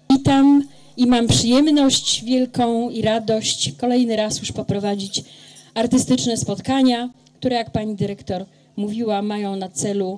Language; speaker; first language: Polish; native; Polish